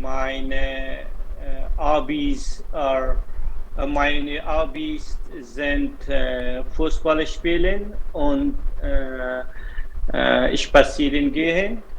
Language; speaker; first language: German; non-native, learner; Persian